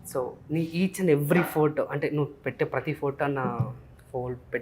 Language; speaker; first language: Telugu; native; Telugu